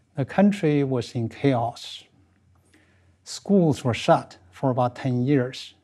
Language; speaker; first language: English; non-native, fluent; Chinese